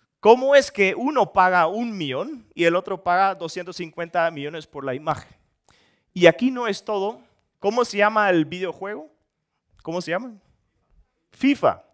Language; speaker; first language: Spanish; non-native, fluent; Dutch